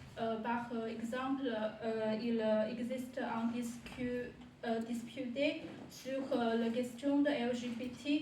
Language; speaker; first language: French; non-native, learner; Chinese